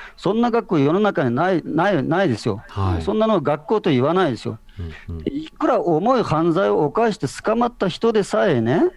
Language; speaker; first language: Japanese; non-native, fluent; Uyghur